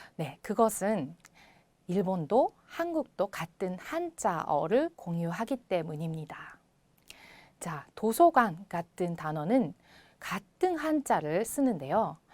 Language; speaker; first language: Korean; non-native, fluent; Japanese